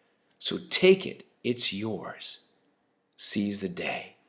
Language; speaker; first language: English; native; English